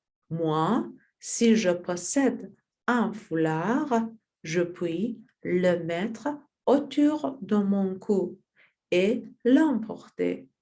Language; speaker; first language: French; non-native, learner; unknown